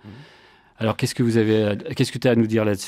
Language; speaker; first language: French; native; French